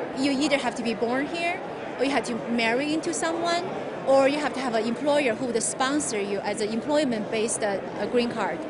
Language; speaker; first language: English; non-native, fluent; Chinese